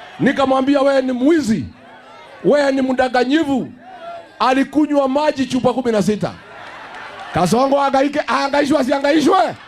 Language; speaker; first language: Swahili; non-native, local second language; Kikuyu